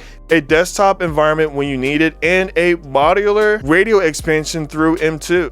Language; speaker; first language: English; native; English